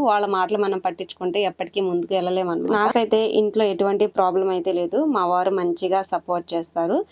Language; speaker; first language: Telugu; non-native, local second language; Lambadi